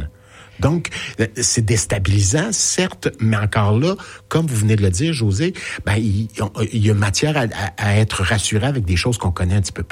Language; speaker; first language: French; native; French